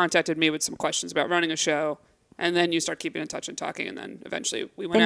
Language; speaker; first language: English; native; English